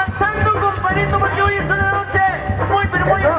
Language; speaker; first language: Spanish; native; Spanish